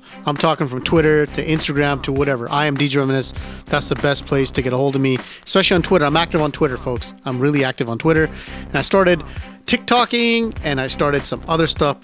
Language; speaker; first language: English; early bilingual, other home language; Punjabi